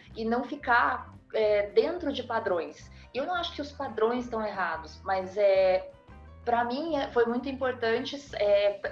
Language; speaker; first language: Portuguese; native; Portuguese